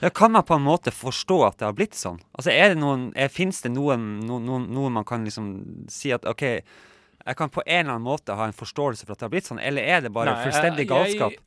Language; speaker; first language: Norwegian; native; Norwegian